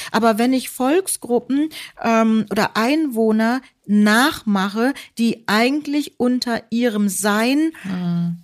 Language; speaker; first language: German; native; German